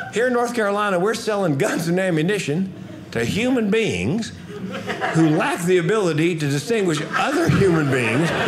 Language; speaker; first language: English; native; English